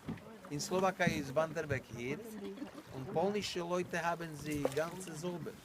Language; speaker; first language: German; non-native, learner; Slovak